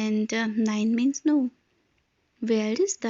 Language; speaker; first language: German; non-native, fluent; Hindi